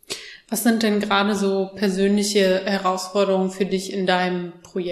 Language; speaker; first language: German; native; German